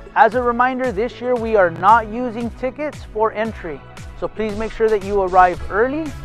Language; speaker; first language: English; early bilingual, other home language; Spanish